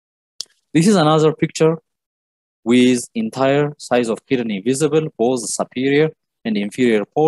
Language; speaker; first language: English; non-native, local second language; Amharic